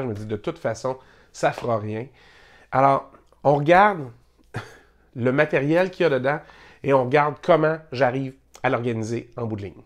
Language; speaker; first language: French; native; French